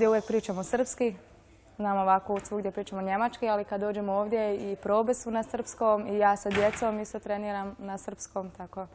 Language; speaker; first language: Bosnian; early bilingual, heritage; Serbian